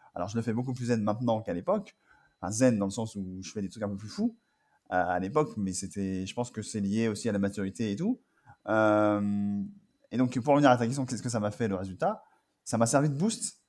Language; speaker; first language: French; native; French